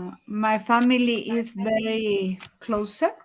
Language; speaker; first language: English; non-native, learner; Spanish